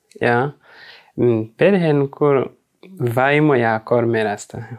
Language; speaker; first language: Finnish; non-native, learner; Rundi